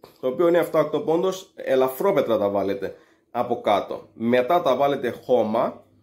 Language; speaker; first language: Greek; non-native, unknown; Bangla